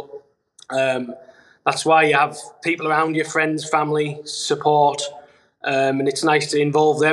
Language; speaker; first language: English; native; English